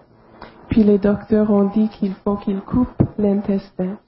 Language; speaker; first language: French; non-native, local second language; English